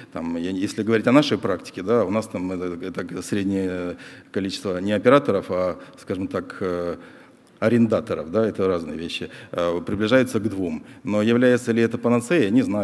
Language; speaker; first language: Russian; native; Russian